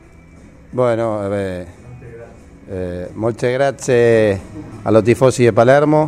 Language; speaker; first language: Italian; non-native, learner; Spanish